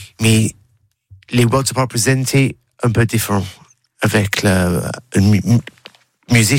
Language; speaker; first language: French; non-native, learner; English